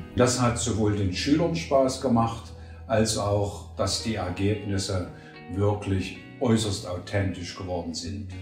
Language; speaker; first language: German; native; German